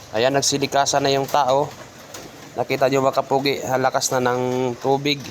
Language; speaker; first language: Filipino; native; Filipino